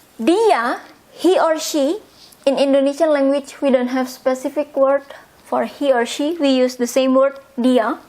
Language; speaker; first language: English; non-native, fluent; Indonesian